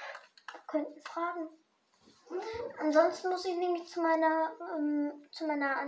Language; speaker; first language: German; early bilingual, other home language; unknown